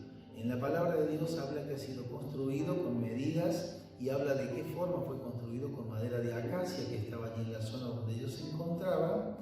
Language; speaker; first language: Spanish; native; Spanish